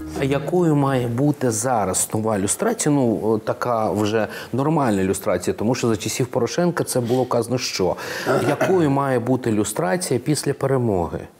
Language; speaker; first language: Ukrainian; native; Ukrainian